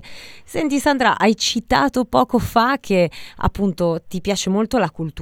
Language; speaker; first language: Italian; native; Italian